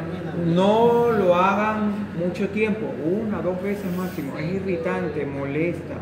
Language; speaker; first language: Spanish; native; Spanish